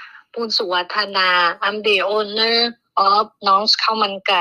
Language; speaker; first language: English; non-native, learner; Thai